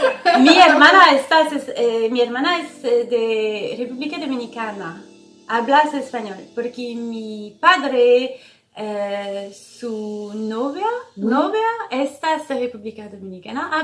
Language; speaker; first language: Spanish; non-native, learner; French